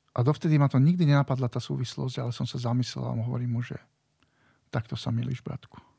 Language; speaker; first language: Slovak; native; Slovak